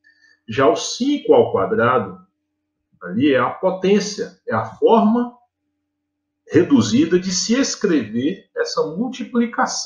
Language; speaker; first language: Portuguese; native; Portuguese